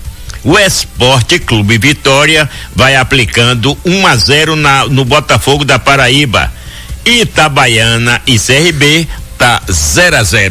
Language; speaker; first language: Portuguese; native; Portuguese